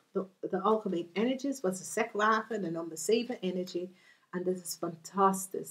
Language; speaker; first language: Dutch; non-native, fluent; English